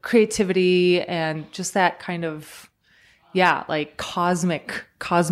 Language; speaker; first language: English; early bilingual, other home language; Croatian